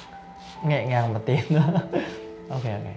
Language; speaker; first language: Vietnamese; non-native, fluent; Chinese